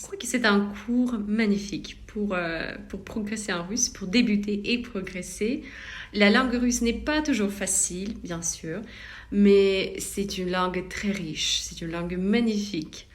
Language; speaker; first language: French; non-native, fluent; Russian